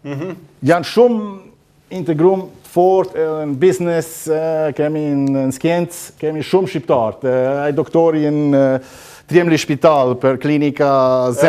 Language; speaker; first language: Albanian; non-native, learner; German